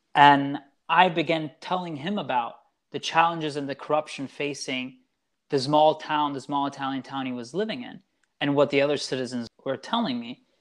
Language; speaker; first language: English; early bilingual, other home language; Italian